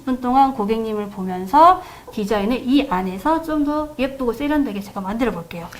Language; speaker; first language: Korean; native; Korean